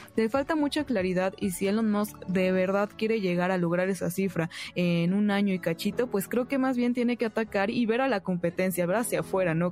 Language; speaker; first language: Spanish; native; Spanish